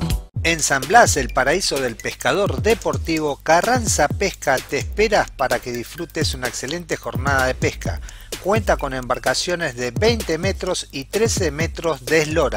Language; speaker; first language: Spanish; native; Spanish